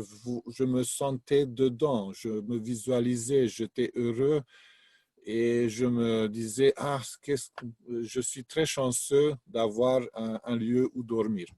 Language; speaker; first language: French; non-native, fluent; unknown